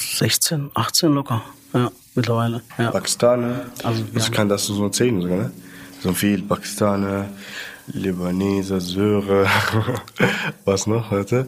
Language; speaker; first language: German; non-native, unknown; Arabic